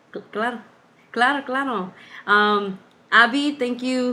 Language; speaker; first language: English; early bilingual, other home language; Spanish